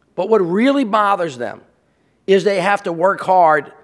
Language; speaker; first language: English; native; English